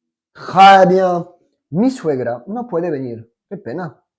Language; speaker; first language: Spanish; non-native, fluent; French